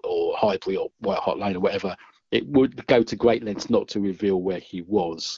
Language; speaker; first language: English; native; English